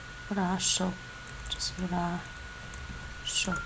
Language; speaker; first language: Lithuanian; non-native, learner; English